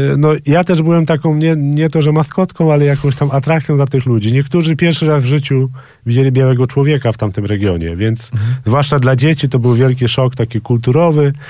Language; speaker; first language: Polish; native; Polish